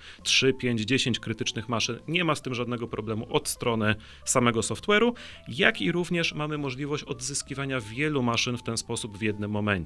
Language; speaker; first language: Polish; native; Polish